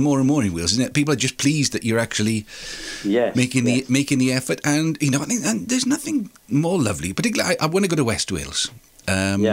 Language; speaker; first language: English; non-native, local second language; Welsh